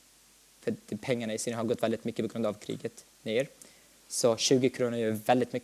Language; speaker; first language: Swedish; non-native, fluent; Arabic